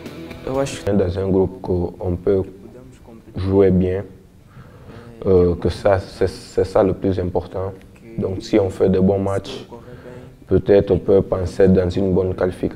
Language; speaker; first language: French; non-native, fluent; Portuguese